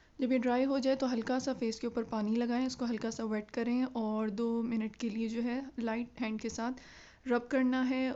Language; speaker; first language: Urdu; native; Urdu